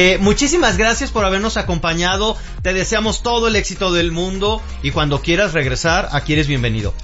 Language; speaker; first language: Spanish; native; Spanish